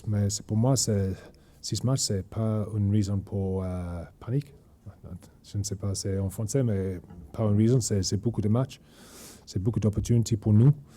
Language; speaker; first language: French; non-native, learner; English